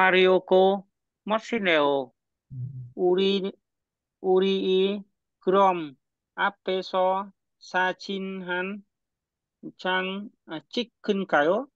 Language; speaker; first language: Korean; non-native, learner; Vietnamese